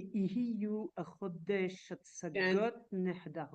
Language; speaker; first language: Hebrew; non-native, learner; French